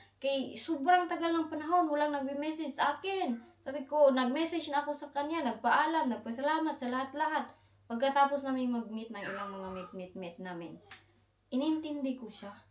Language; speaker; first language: Filipino; non-native, local second language; Cebuano